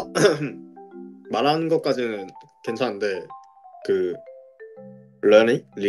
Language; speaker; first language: Korean; native; Korean